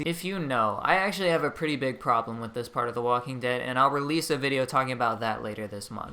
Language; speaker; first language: English; native; English